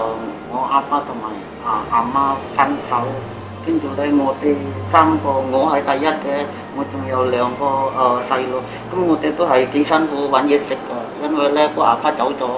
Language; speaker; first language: Cantonese; non-native, fluent; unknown